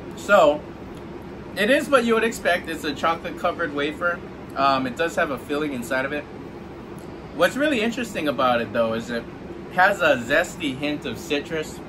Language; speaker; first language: English; native; English